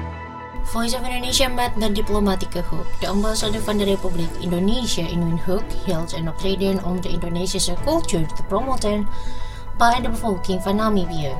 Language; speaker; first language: Dutch; non-native, fluent; Indonesian